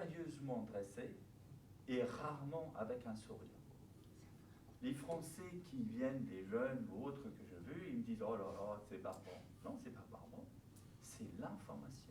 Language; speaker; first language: French; non-native, fluent; German